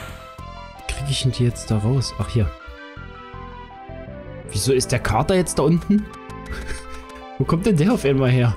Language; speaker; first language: German; native; German